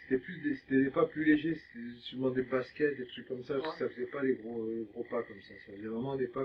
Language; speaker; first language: French; native; French